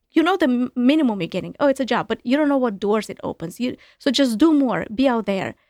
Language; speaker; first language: English; non-native, fluent; Romanian